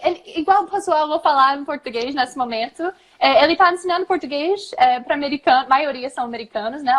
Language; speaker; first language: Portuguese; non-native, fluent; English